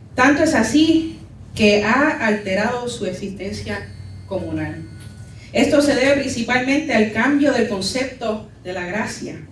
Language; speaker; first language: Spanish; early bilingual, heritage; Spanish